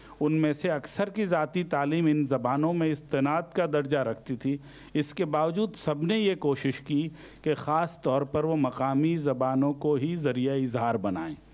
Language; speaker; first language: Urdu; native; Urdu